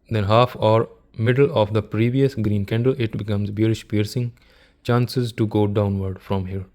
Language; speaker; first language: English; non-native, local second language; Punjabi